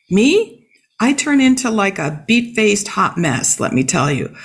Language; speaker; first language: English; native; English